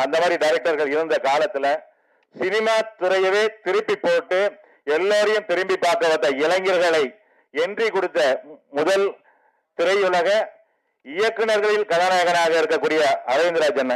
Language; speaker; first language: Tamil; native; Tamil